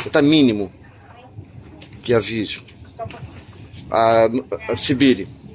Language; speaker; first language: Russian; non-native, learner; Portuguese